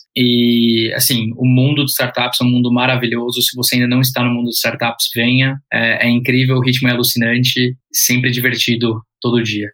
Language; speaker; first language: Portuguese; early bilingual, heritage; Portuguese